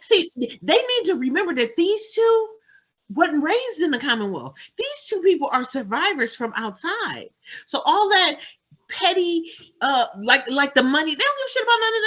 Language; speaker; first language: English; native; English